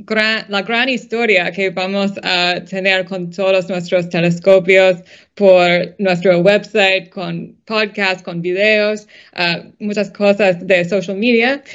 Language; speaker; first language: Spanish; non-native, fluent; English